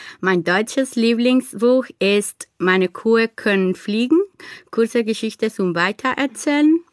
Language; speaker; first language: German; non-native, fluent; Spanish